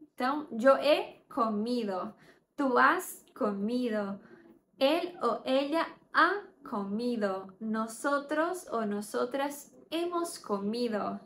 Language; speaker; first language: Spanish; non-native, fluent; Portuguese